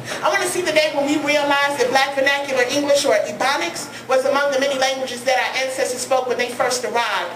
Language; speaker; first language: English; native; English